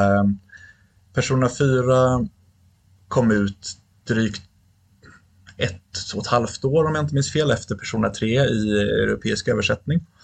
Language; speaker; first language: Swedish; native; Swedish